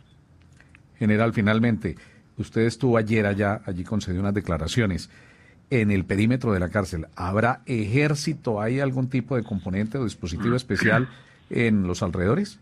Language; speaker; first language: Spanish; native; Spanish